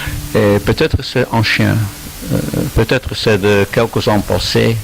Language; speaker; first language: French; non-native, learner; Dutch